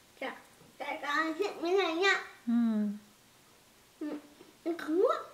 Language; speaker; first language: Vietnamese; early bilingual, heritage; Vietnamese